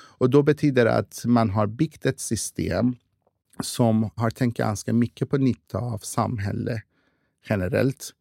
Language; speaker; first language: Swedish; non-native, fluent; Persian